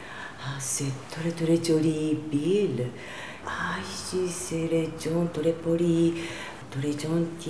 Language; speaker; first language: French; non-native, learner; Japanese